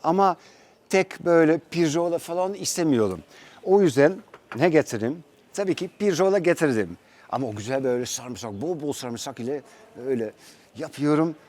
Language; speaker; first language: Turkish; non-native, fluent; Dutch